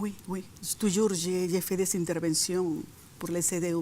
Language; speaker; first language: French; non-native, fluent; Spanish